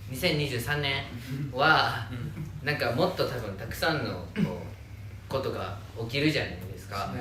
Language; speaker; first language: Japanese; native; Japanese